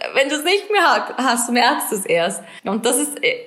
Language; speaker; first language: German; native; German